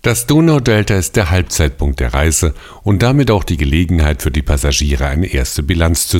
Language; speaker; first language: German; native; German